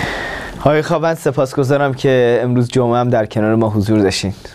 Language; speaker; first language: Persian; native; Persian